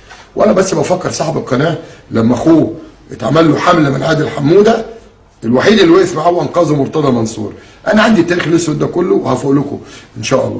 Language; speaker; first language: Arabic; native; Arabic